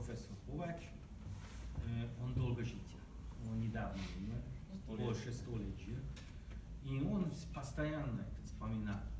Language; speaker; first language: Russian; non-native, learner; Hungarian